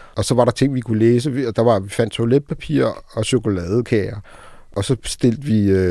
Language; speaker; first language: Danish; early bilingual, other home language; Arabic